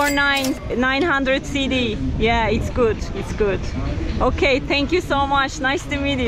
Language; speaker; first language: English; non-native, learner; Turkish